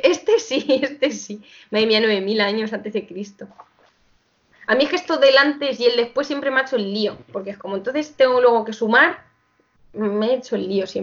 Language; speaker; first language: Spanish; native; Spanish